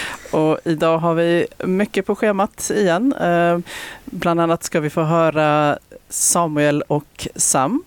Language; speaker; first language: Swedish; native; Swedish